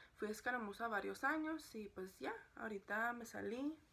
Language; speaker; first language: Spanish; early bilingual, heritage; Spanish